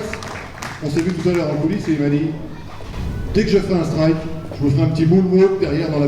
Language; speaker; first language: French; native; French